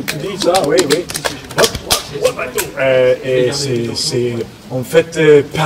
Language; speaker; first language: French; non-native, learner; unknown